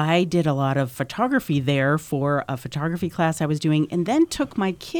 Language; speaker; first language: English; native; English